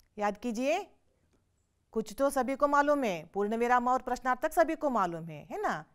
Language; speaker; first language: Hindi; non-native, local second language; Kannada